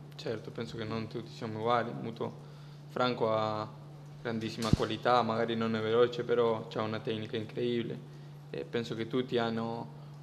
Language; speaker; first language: Italian; non-native, fluent; Spanish